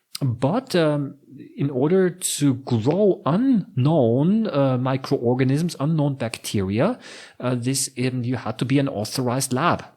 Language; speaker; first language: English; non-native, fluent; German